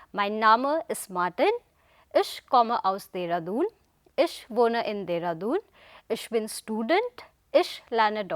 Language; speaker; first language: German; non-native, fluent; Hindi